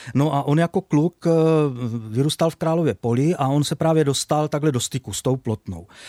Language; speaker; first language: Czech; native; Czech